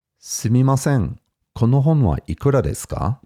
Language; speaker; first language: Japanese; non-native, learner; English